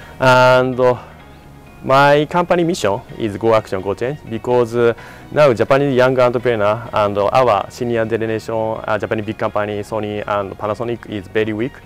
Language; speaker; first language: English; non-native, learner; Japanese